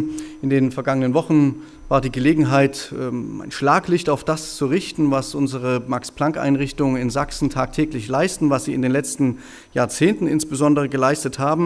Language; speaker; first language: German; native; German